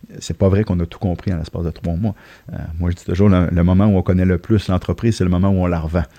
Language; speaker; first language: French; native; French